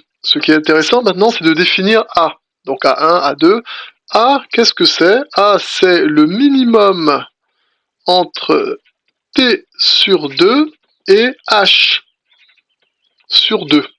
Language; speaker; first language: French; native; French